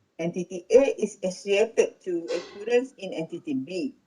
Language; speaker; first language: English; non-native, local second language; Malay